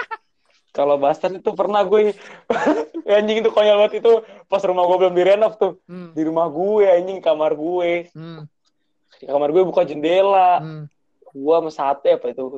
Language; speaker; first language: Indonesian; native; Indonesian